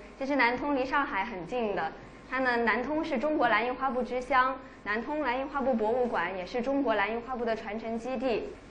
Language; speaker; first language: Chinese; native; Chinese